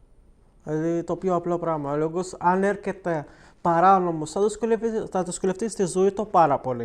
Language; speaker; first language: Greek; non-native, learner; Arabic